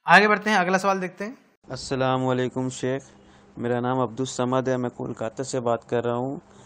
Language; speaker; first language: Hindi; native; Hindi